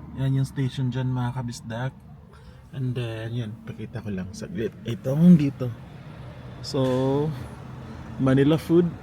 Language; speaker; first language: Filipino; non-native, local second language; Cebuano